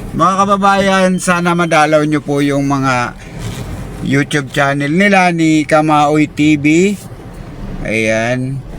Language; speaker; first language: Filipino; native; Filipino